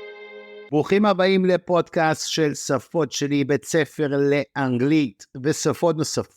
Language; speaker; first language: Hebrew; native; Hebrew